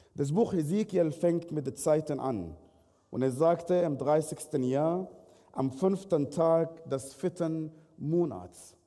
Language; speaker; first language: German; non-native, fluent; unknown